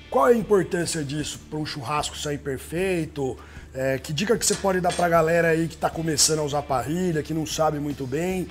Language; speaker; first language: Portuguese; native; Portuguese